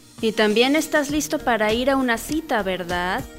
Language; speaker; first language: Spanish; native; Spanish